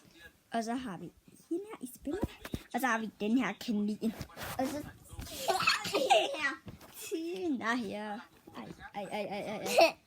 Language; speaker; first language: Danish; early bilingual, other home language; Vietnamese